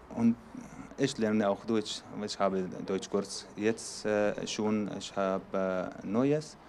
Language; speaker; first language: German; non-native, learner; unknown